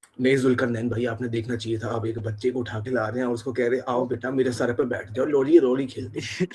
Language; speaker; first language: Urdu; non-native, local second language; Punjabi